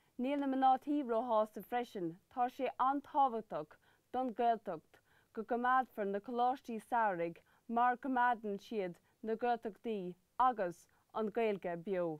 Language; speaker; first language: Irish; native; Irish